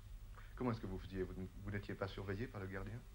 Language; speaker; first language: French; native; French